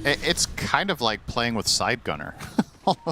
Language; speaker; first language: English; native; English